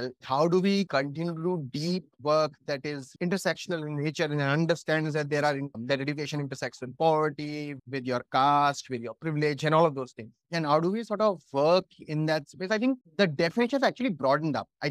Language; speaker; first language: English; non-native, local second language; Hindi